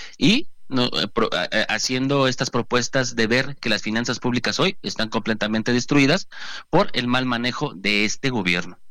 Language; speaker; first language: Spanish; native; Spanish